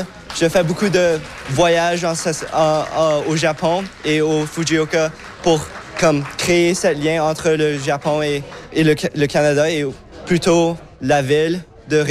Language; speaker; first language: French; non-native, local second language; English